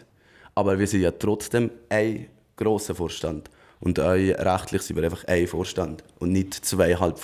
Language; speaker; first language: German; native; German